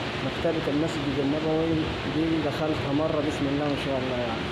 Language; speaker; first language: Arabic; native; Arabic